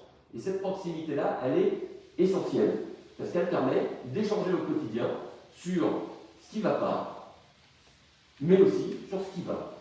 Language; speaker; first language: French; native; French